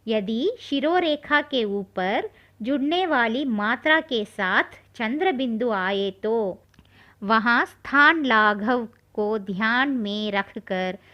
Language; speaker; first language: Hindi; non-native, local second language; Tamil